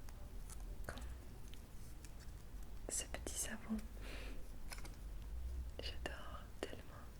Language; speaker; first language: French; non-native, fluent; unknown